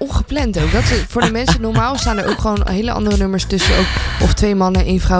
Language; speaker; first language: Dutch; native; Dutch